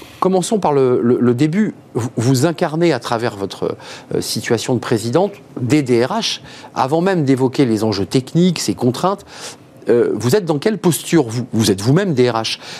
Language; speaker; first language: French; native; French